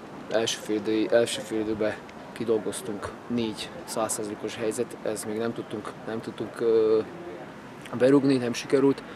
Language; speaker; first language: Hungarian; non-native, fluent; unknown